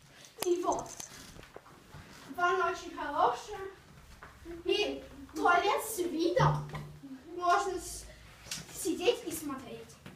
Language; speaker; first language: Russian; early bilingual, heritage; Russian